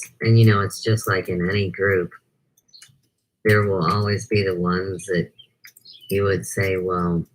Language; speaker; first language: English; native; English